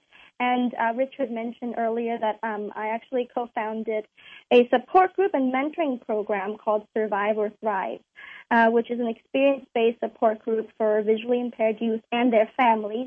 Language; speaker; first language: English; non-native, local second language; Cantonese